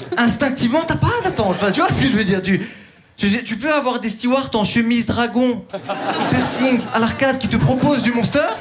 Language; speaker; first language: French; early bilingual, other home language; Turkish